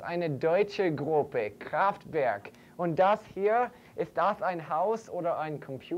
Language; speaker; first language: German; non-native, fluent; English